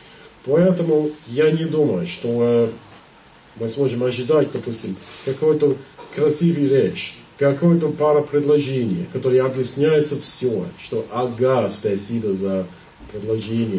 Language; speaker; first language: Russian; non-native, fluent; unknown